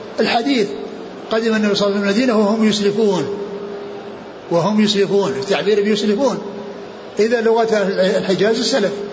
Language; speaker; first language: Arabic; native; Arabic